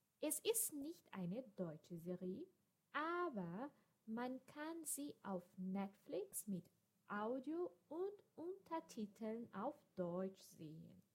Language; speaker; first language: German; non-native, fluent; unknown